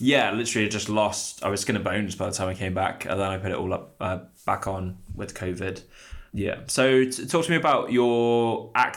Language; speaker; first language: English; native; English